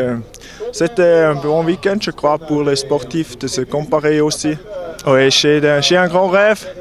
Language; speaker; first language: French; non-native, local second language; German